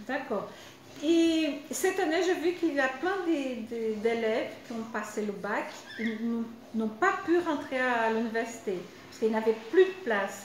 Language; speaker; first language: French; non-native, fluent; Portuguese